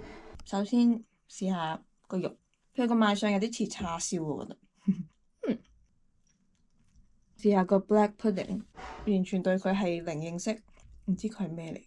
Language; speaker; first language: Cantonese; native; Cantonese